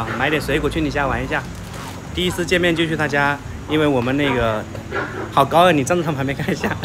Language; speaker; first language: Chinese; native; Chinese